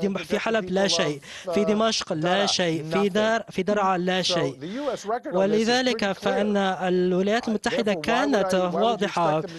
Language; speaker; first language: Arabic; non-native, fluent; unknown